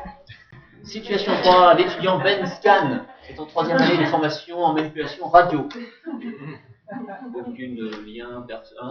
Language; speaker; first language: French; native; French